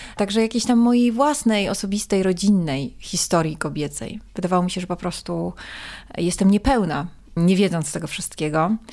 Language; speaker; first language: Polish; native; Polish